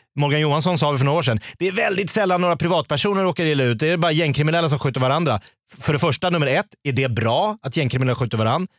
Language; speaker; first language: Swedish; native; Swedish